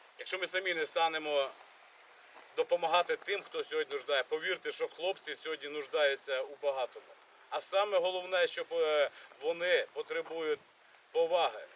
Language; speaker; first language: Ukrainian; native; Ukrainian